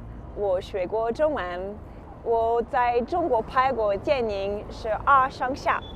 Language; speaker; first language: Chinese; non-native, fluent; French